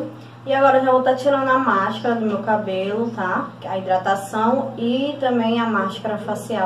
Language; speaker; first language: Portuguese; native; Portuguese